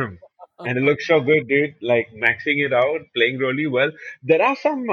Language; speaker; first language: English; non-native, local second language; Hindi